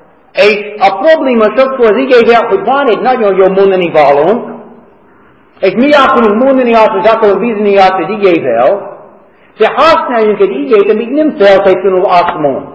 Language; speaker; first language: Hungarian; non-native, fluent; English